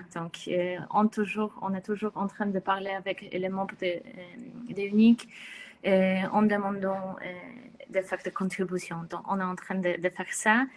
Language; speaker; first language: French; non-native, fluent; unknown